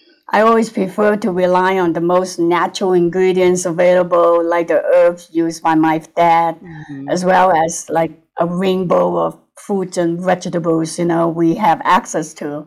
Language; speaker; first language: English; non-native, local second language; Cantonese